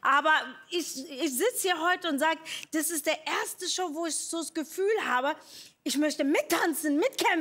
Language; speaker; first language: German; non-native, fluent; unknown